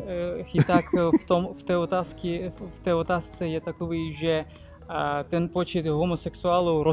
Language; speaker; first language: Czech; non-native, fluent; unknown